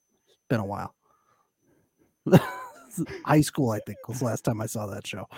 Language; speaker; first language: English; native; English